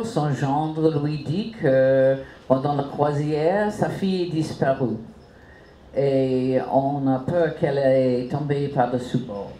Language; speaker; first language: French; non-native, fluent; English